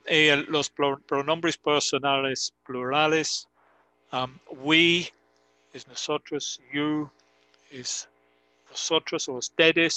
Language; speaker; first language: Spanish; non-native, fluent; English